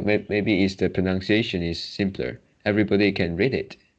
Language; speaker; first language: English; non-native, local second language; Chinese